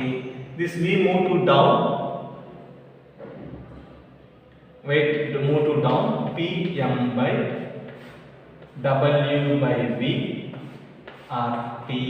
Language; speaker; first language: English; non-native, local second language; Telugu